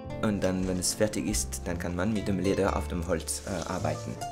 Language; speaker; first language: German; non-native, fluent; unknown